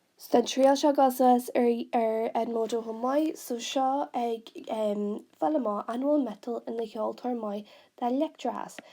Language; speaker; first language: Irish; non-native, local second language; English